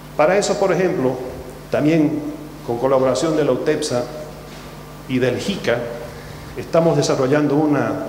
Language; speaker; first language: Spanish; native; Spanish